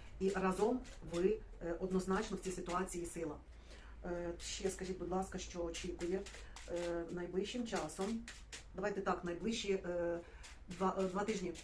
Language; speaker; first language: Ukrainian; non-native, local second language; Russian